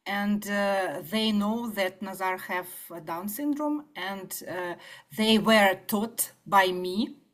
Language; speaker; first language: English; non-native, fluent; Ukrainian